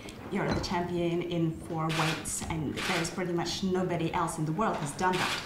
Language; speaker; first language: English; non-native, fluent; Russian